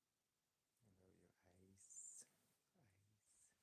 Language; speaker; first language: English; non-native, learner; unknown